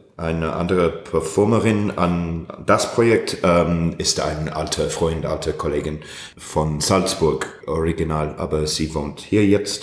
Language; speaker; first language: German; non-native, learner; English